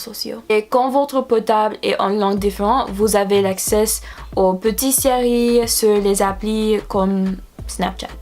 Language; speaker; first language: French; non-native, learner; English